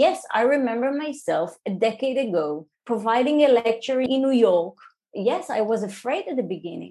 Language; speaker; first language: English; non-native, fluent; Hebrew